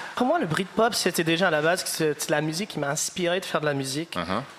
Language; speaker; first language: French; non-native, fluent; English